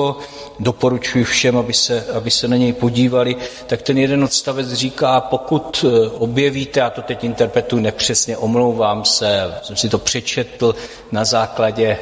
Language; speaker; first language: Czech; native; Czech